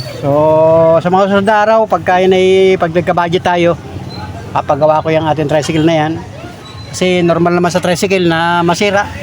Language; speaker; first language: Filipino; native; Filipino